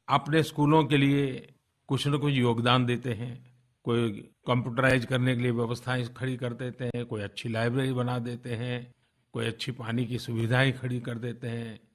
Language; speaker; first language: Hindi; non-native, local second language; Gujarati